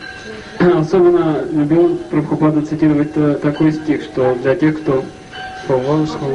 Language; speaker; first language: Russian; native; Russian